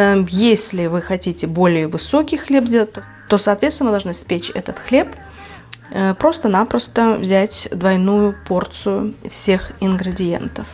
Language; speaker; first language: Russian; native; Russian